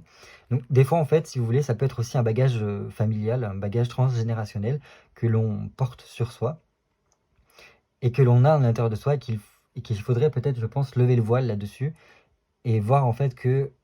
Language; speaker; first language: French; native; French